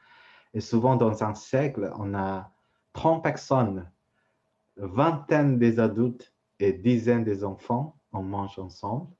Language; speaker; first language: French; non-native, fluent; Vietnamese